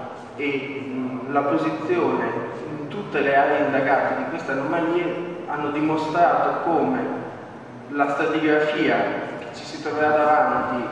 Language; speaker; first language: Italian; native; Italian